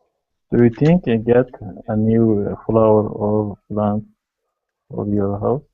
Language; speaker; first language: English; non-native, learner; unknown